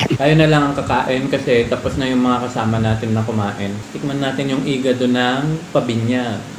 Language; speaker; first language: Filipino; non-native, local second language; Iloko